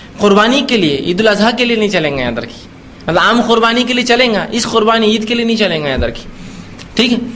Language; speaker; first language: Urdu; native; Urdu